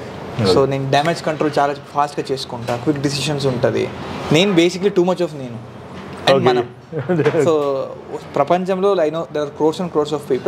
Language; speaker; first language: Telugu; native; Telugu